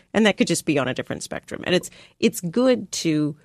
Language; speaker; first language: English; native; English